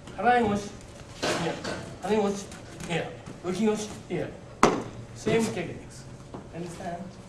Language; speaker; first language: English; non-native, learner; Japanese